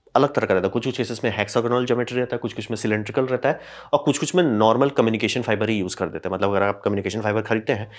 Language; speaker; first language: Hindi; native; Hindi